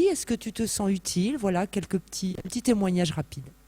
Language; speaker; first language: French; native; French